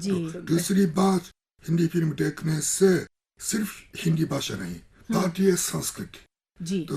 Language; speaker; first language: Hindi; non-native, fluent; Japanese